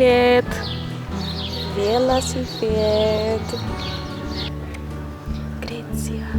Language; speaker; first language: Russian; non-native, fluent; Greek